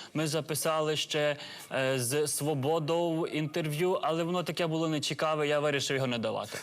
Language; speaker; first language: Ukrainian; early bilingual, heritage; Ukrainian